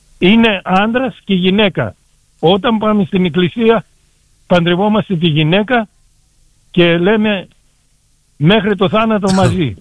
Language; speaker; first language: Greek; early bilingual, heritage; Greek